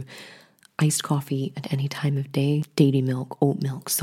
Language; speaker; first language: English; native; English